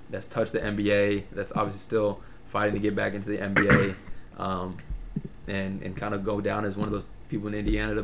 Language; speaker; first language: English; native; English